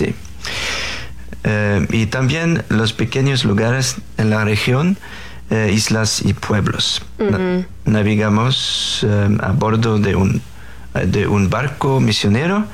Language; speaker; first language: Spanish; non-native, fluent; Faroese